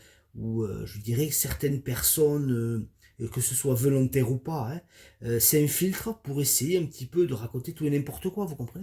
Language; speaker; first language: French; native; French